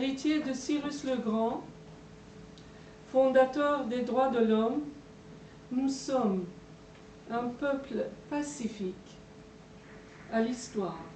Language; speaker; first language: French; non-native, fluent; Persian